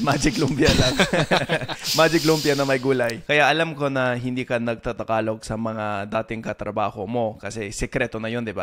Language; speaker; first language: Filipino; non-native, fluent; English